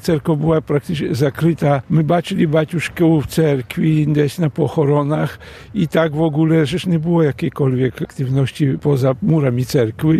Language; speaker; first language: Polish; non-native, local second language; Belarusian